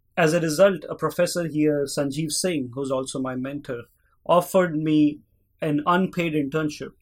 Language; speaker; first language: English; non-native, local second language; Hindi